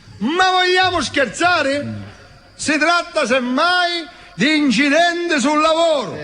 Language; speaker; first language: Italian; native; Italian